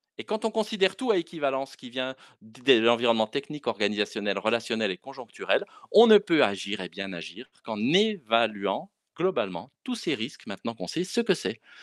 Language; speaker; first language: French; native; French